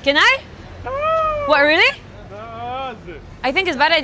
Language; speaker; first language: English; non-native, learner; French